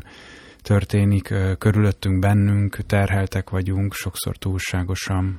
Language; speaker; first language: Hungarian; native; Hungarian